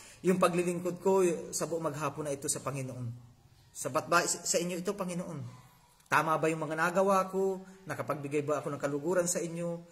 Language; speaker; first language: Filipino; native; Filipino